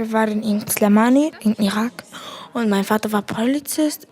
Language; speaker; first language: German; early bilingual, other home language; Kurdish